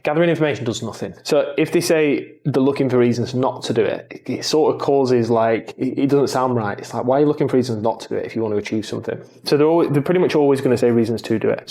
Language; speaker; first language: English; native; English